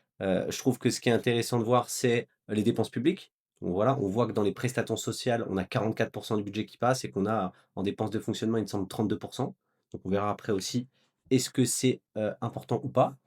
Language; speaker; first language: French; native; French